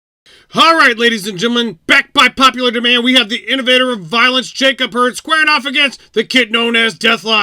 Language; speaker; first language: English; native; English